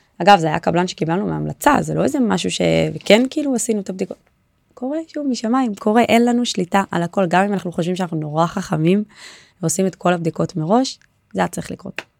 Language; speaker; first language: Hebrew; native; Hebrew